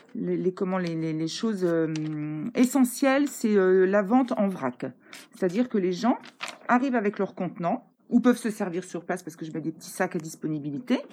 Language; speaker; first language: French; native; French